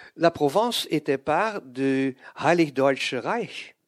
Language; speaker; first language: French; non-native, fluent; Dutch